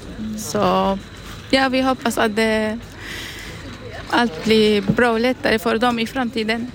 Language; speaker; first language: Swedish; non-native, learner; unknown